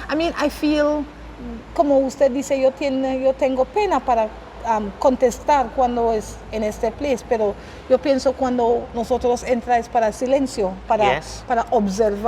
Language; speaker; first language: Spanish; non-native, learner; English